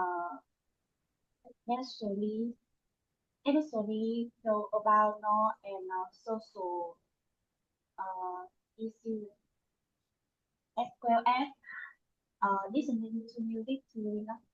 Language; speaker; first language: English; non-native, learner; Vietnamese